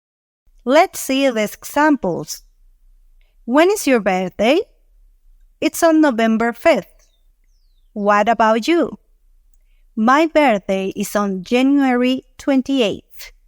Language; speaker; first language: English; non-native, fluent; Spanish